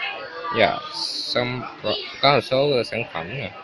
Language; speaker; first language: Vietnamese; early bilingual, heritage; Vietnamese